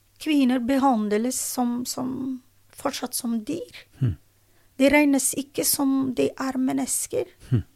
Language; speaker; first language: Norwegian; non-native, learner; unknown